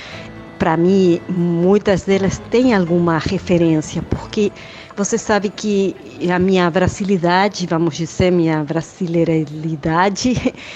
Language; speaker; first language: Portuguese; non-native, fluent; Spanish